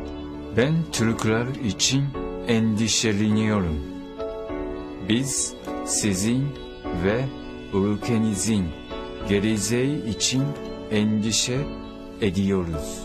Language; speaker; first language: Turkish; non-native, learner; Japanese